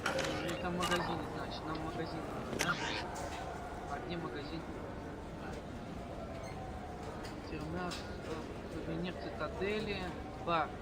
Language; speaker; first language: Russian; native; Russian